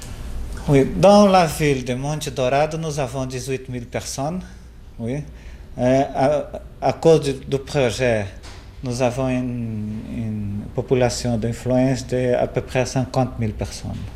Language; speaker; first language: French; non-native, fluent; Portuguese